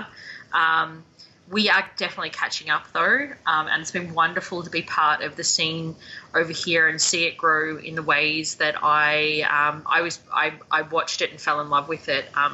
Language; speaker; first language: English; native; English